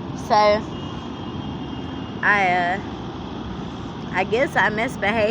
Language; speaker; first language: English; native; English